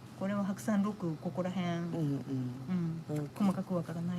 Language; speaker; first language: Japanese; native; Japanese